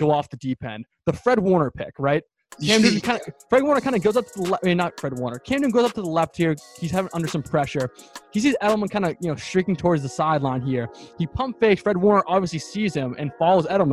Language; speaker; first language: English; native; English